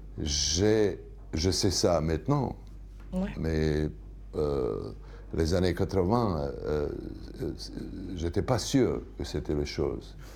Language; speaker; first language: French; non-native, learner; Serbian